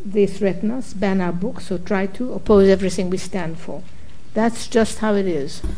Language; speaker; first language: English; non-native, fluent; Arabic